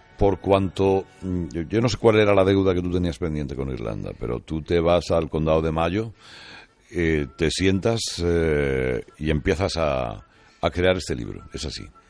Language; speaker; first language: Spanish; native; Spanish